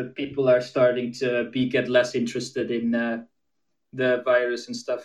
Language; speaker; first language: English; non-native, fluent; Dutch